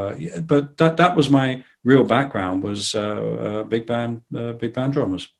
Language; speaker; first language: English; native; English